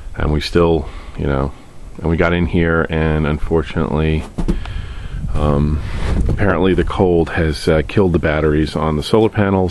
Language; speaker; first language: English; native; English